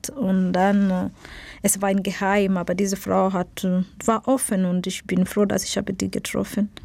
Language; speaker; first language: German; non-native, learner; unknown